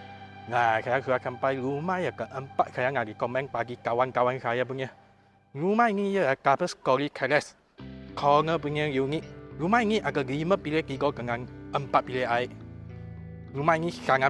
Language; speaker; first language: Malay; non-native, local second language; Chinese